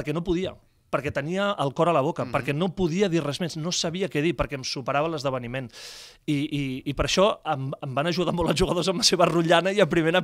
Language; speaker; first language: Catalan; native; Catalan